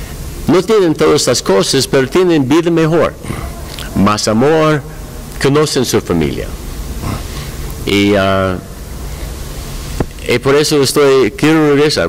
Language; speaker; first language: Spanish; non-native, learner; English